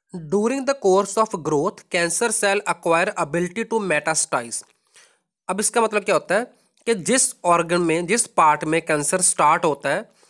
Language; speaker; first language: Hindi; non-native, local second language; Punjabi